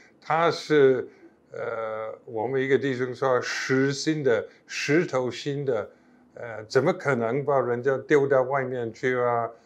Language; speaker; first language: Chinese; non-native, fluent; English